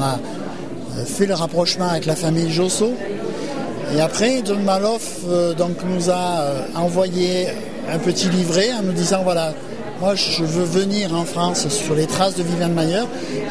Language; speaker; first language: French; native; French